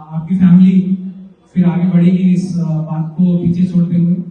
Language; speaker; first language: Hindi; non-native, local second language; Telugu